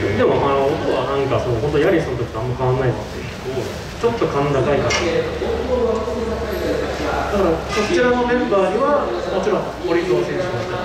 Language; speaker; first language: Japanese; native; Japanese